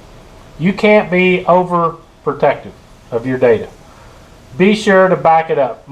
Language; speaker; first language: English; native; English